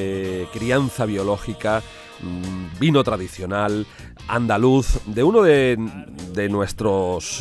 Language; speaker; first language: Spanish; native; Spanish